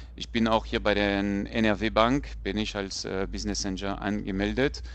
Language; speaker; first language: German; non-native, fluent; French